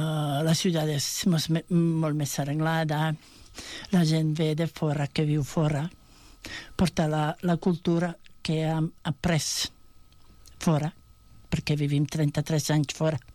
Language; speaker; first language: Catalan; non-native, fluent; Bosnian